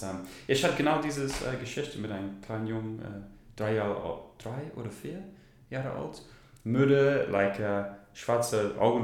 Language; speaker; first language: German; non-native, learner; English